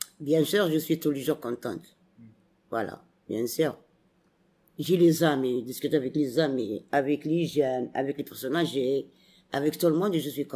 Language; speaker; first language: French; non-native, local second language; Arabic